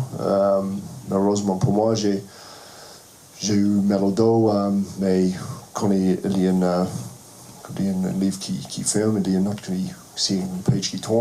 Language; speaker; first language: French; non-native, fluent; English